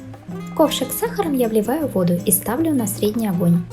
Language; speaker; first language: Russian; native; Russian